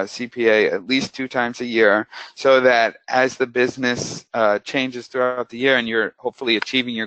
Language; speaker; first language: English; native; English